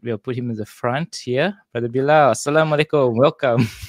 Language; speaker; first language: English; non-native, local second language; Malay